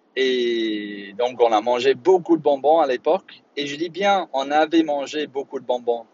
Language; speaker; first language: French; non-native, fluent; English